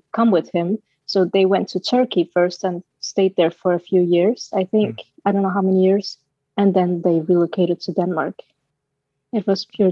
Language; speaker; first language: English; non-native, fluent; Danish